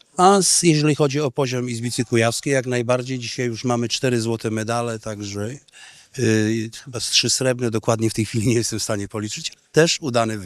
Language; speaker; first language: Polish; native; Polish